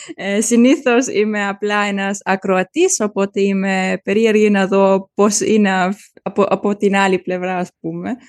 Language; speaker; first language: Greek; early bilingual, heritage; German